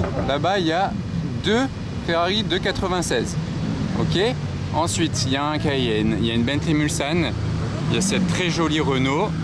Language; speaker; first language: French; native; French